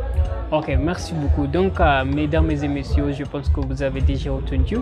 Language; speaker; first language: French; non-native, fluent; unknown